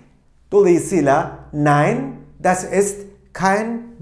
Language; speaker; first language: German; non-native, fluent; Turkish